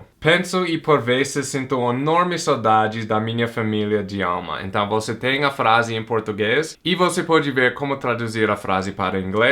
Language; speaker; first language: Portuguese; non-native, fluent; English